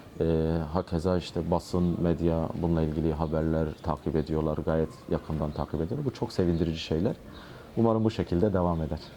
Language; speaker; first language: Turkish; non-native, local second language; Kurdish